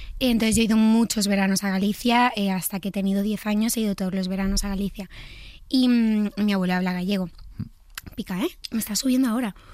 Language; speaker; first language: Spanish; native; Spanish